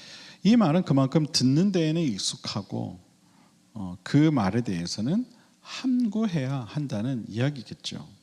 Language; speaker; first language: Korean; native; Korean